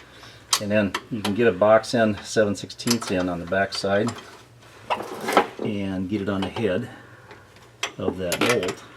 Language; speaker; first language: English; native; English